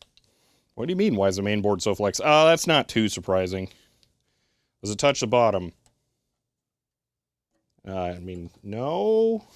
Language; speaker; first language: English; native; English